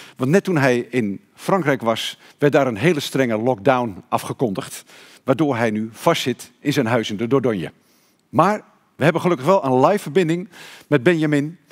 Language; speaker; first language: Dutch; native; Dutch